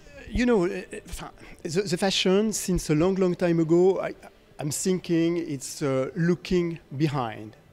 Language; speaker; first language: English; non-native, fluent; French